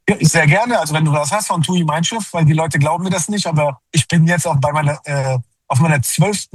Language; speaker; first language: German; early bilingual, other home language; Turkish